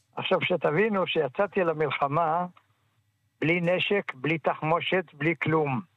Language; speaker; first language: Hebrew; early bilingual, other home language; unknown